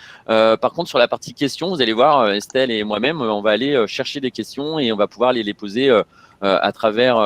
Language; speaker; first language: French; native; French